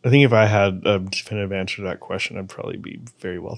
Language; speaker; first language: English; native; English